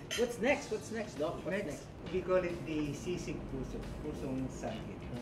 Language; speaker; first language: Filipino; non-native, local second language; Pampanga